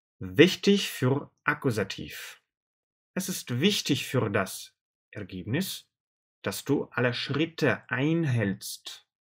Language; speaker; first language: German; non-native, fluent; Russian